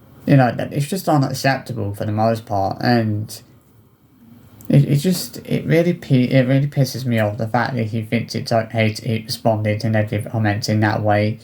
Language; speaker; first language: English; native; English